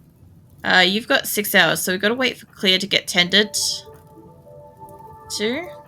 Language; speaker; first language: English; native; English